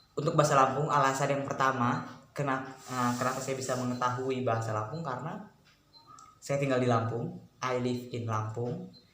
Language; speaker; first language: Indonesian; native; Indonesian